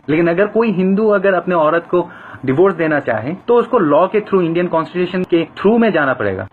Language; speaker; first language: Hindi; non-native, fluent; Bangla